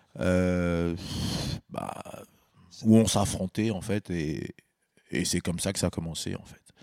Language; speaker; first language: French; early bilingual, other home language; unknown